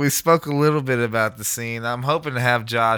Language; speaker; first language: English; native; English